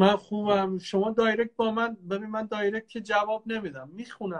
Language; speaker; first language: Persian; native; Persian